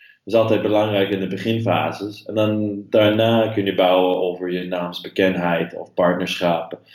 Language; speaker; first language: Dutch; non-native, fluent; English